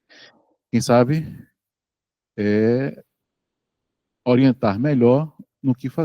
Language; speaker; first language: Portuguese; native; Portuguese